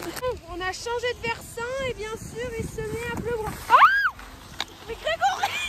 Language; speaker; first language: French; native; French